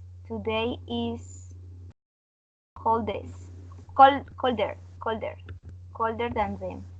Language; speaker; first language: English; non-native, learner; Spanish